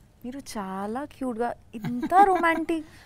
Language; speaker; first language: Telugu; non-native, learner; Bangla